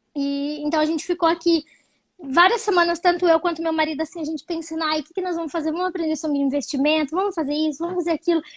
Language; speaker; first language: Portuguese; native; Portuguese